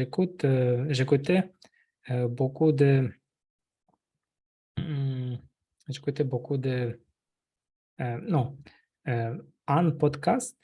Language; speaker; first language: French; non-native, learner; Russian